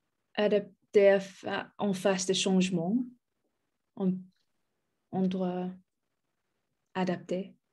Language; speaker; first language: French; non-native, learner; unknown